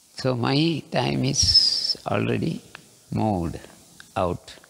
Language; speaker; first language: English; non-native, local second language; Kannada